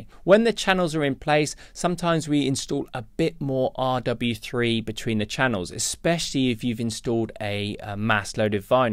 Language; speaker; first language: English; native; English